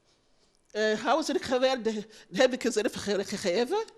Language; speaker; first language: Dutch; non-native, learner; Rundi